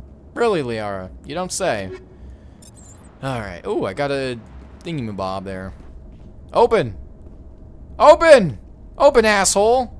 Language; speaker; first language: English; native; English